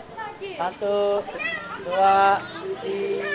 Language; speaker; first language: Indonesian; non-native, learner; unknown